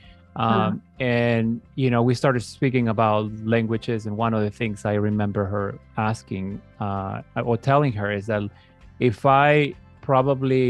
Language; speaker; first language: English; native; English